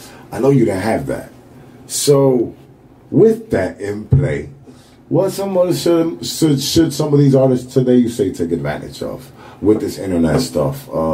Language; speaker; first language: English; native; English